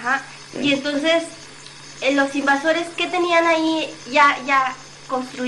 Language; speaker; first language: Spanish; native; Spanish